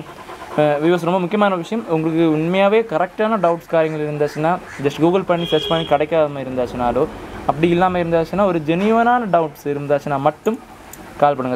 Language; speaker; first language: Tamil; native; Tamil